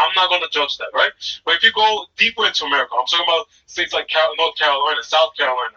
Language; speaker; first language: English; native; English